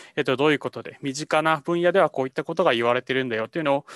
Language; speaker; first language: Japanese; native; Japanese